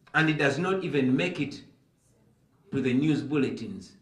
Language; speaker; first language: English; non-native, local second language; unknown